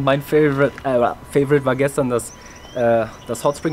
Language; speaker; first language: German; native; German